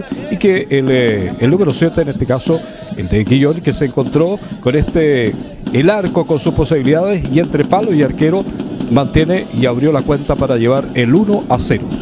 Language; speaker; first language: Spanish; native; Spanish